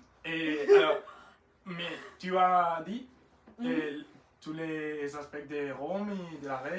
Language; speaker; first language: French; non-native, learner; Spanish